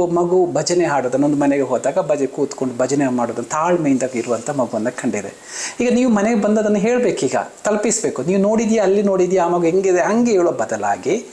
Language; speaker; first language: Kannada; non-native, local second language; Malayalam